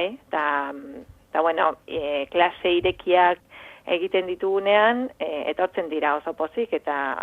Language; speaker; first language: Basque; non-native, fluent; Spanish